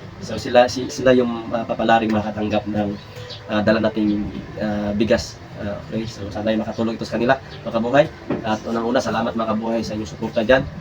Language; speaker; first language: Filipino; non-native, local second language; Cebuano